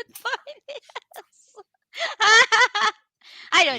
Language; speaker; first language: English; non-native, local second language; Filipino